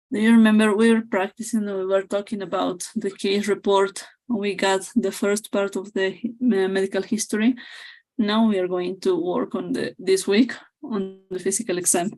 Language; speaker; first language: English; non-native, fluent; Spanish